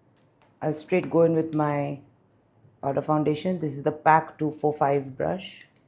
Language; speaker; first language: English; non-native, local second language; Bangla